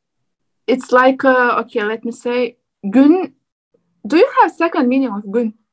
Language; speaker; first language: English; non-native, learner; Turkmen